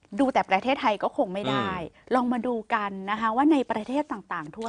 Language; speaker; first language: Thai; native; Thai